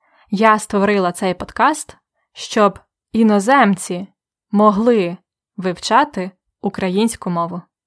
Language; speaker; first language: Ukrainian; native; Ukrainian